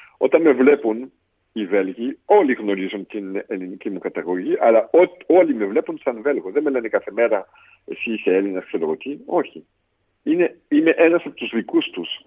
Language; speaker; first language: Greek; early bilingual, heritage; Greek